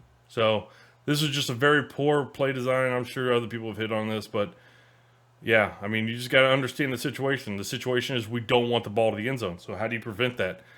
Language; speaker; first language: English; native; English